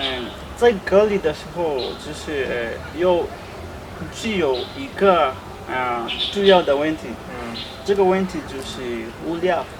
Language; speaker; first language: Chinese; non-native, learner; Swahili